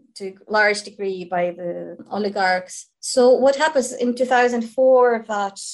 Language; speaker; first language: English; non-native, fluent; Ukrainian